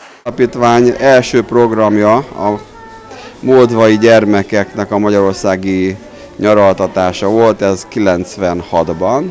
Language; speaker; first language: Hungarian; native; Hungarian